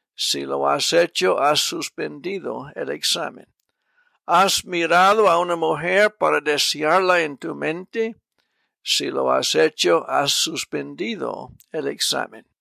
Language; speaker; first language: Spanish; non-native, fluent; English